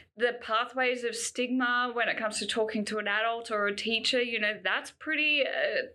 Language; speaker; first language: English; native; English